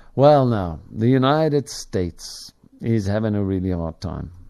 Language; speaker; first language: English; native; English